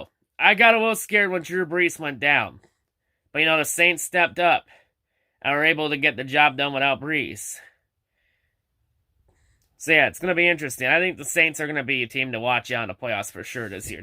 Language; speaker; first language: English; native; English